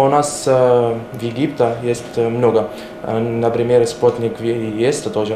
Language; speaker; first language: Russian; non-native, learner; Arabic